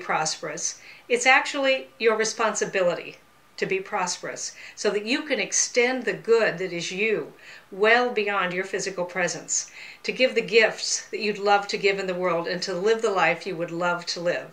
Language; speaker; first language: English; native; English